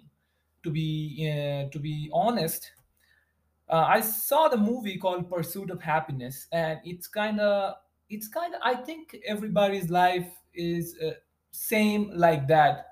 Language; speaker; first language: English; non-native, local second language; Bangla